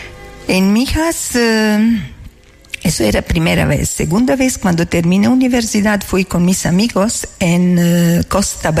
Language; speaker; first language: Spanish; non-native, learner; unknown